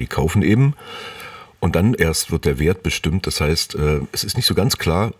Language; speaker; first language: German; native; German